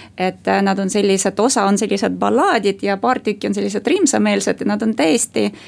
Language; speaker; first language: Estonian; non-native, local second language; Russian